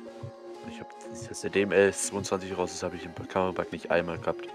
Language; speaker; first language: German; native; German